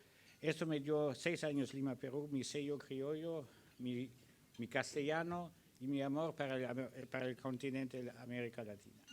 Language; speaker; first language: Spanish; early bilingual, other home language; German